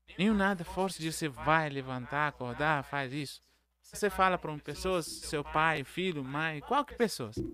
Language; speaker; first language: Portuguese; non-native, learner; Arabic